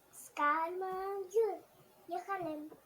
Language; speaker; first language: Swedish; non-native, learner; Russian